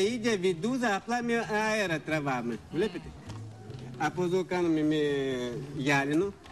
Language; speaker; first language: Greek; non-native, fluent; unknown